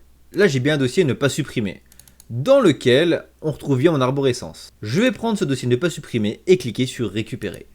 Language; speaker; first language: French; native; French